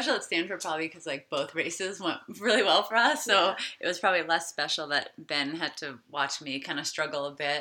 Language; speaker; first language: English; native; English